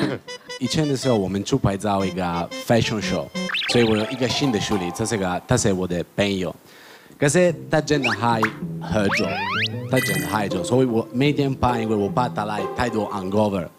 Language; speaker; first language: Chinese; non-native, learner; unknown